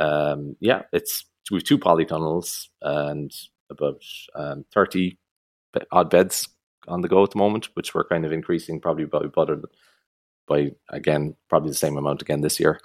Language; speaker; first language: English; native; English